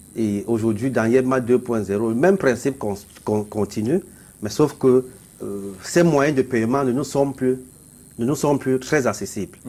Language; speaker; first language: French; non-native, local second language; Basaa